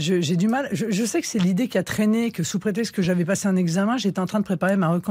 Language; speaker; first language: French; native; French